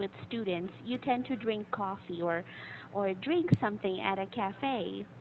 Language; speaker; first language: English; non-native, fluent; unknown